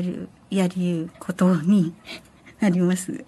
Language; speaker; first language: Japanese; non-native, fluent; Filipino